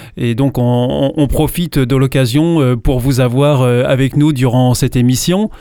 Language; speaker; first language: French; native; French